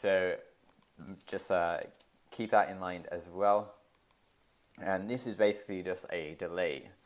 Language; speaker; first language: English; native; English